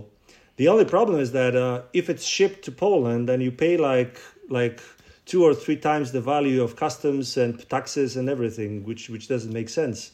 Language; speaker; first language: English; non-native, fluent; Russian